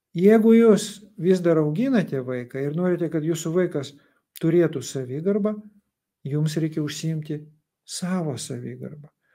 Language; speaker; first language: Lithuanian; non-native, local second language; Russian